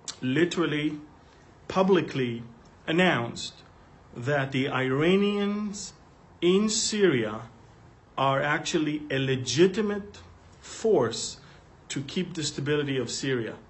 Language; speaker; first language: English; non-native, fluent; Hebrew